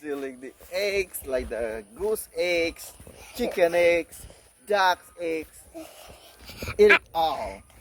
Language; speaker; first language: English; non-native, learner; Khmer